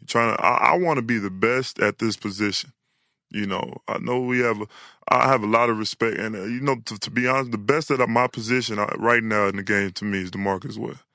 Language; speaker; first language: English; native; English